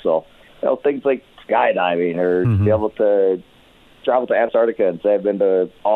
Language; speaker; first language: English; native; English